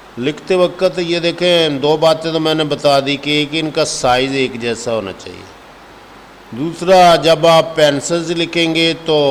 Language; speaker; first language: Urdu; non-native, local second language; Punjabi